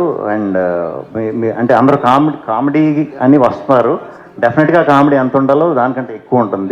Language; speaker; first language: Telugu; native; Telugu